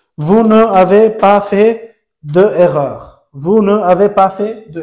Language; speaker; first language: French; non-native, fluent; Bangla